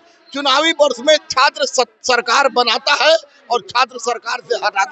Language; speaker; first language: Hindi; native; Hindi